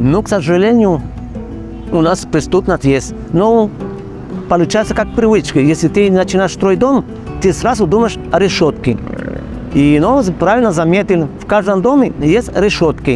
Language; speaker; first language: Russian; non-native, fluent; Spanish